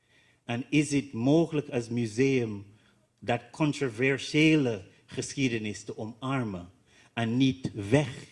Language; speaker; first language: Dutch; non-native, learner; English